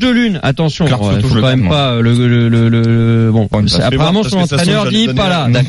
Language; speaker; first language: French; native; French